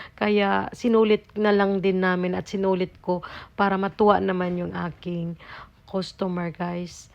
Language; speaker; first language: Filipino; native; Filipino